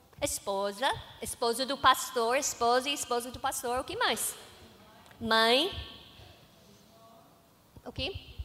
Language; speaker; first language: Portuguese; non-native, learner; English